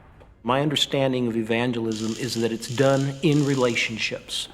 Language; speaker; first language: English; native; English